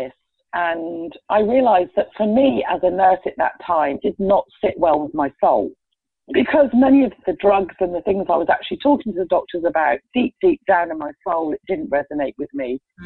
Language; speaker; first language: English; native; English